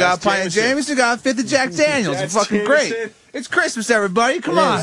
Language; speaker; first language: English; native; English